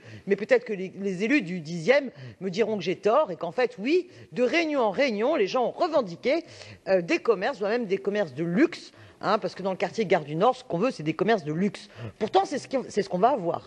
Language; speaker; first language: French; native; French